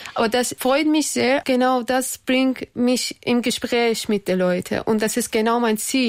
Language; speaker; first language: German; non-native, learner; Persian